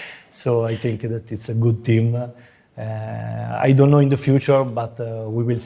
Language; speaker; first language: English; non-native, fluent; Italian